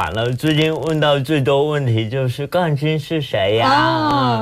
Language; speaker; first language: Chinese; native; Chinese